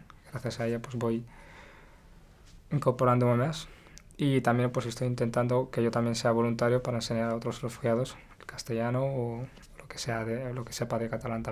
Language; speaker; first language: Spanish; non-native, local second language; Arabic